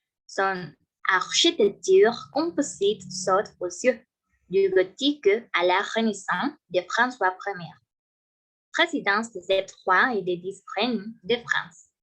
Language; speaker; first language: French; non-native, learner; Spanish